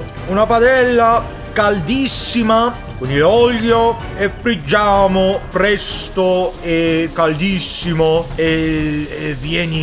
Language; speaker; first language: Italian; non-native, learner; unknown